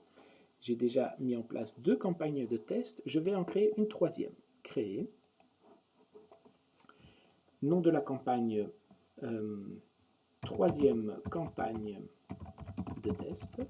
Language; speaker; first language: French; native; French